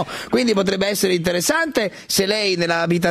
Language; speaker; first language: Italian; native; Italian